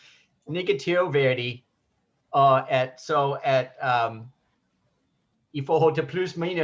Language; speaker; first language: Danish; non-native, fluent; English